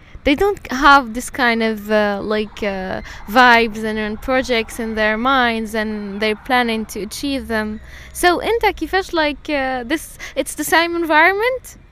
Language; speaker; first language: English; non-native, fluent; Arabic